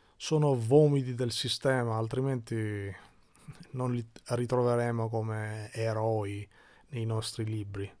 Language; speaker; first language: Italian; early bilingual, other home language; Albanian